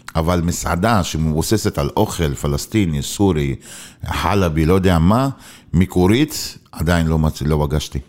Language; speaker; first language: Hebrew; non-native, local second language; Arabic